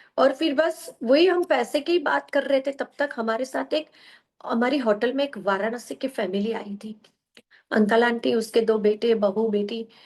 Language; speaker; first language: Hindi; non-native, local second language; Gujarati